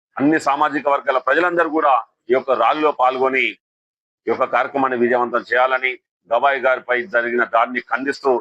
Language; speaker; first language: Telugu; native; Telugu